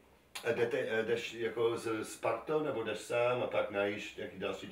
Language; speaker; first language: Czech; non-native, learner; English